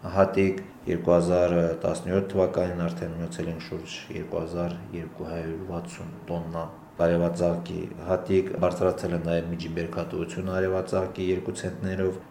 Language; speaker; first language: Armenian; native; Armenian